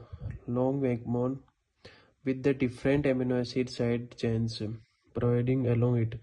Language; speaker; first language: English; non-native, learner; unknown